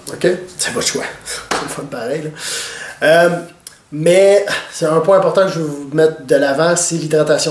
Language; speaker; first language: French; native; French